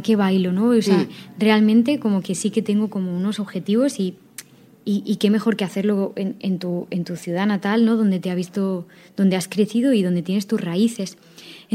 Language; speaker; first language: Spanish; native; Spanish